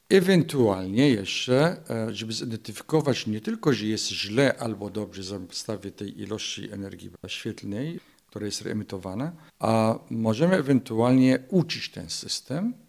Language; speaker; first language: Polish; non-native, fluent; Arabic